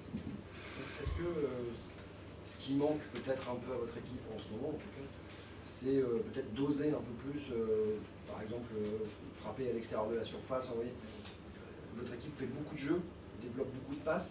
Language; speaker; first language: French; native; French